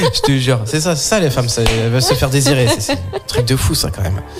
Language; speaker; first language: French; native; French